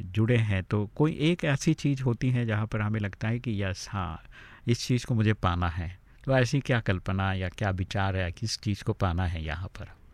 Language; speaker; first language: Hindi; native; Hindi